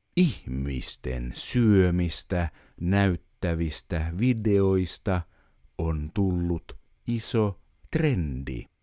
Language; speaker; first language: Finnish; native; Finnish